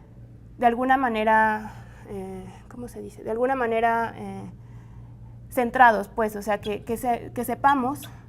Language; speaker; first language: Spanish; native; Spanish